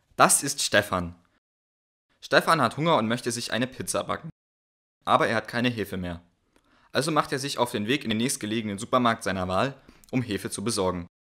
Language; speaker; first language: German; native; German